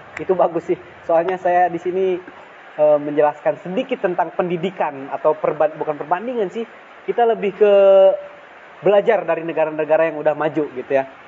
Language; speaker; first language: Indonesian; non-native, local second language; Sundanese